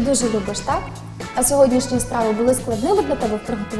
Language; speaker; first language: Ukrainian; native; Ukrainian